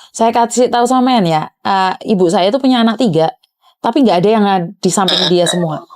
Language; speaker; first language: Indonesian; non-native, local second language; Javanese